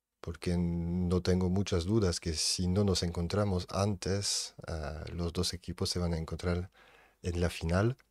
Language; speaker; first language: Spanish; non-native, fluent; French